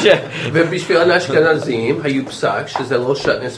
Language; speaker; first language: Hebrew; non-native, fluent; English